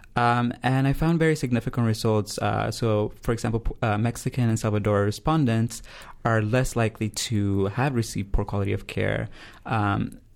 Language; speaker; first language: English; early bilingual, other home language; Spanish